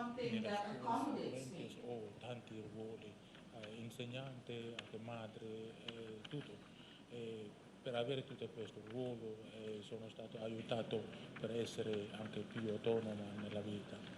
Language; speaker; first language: Italian; non-native, learner; Indonesian